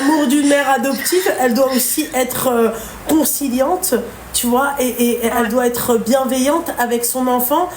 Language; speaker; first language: French; native; French